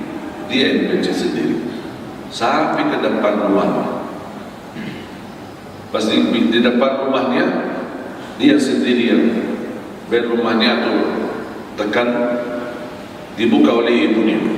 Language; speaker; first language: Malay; non-native, fluent; Arabic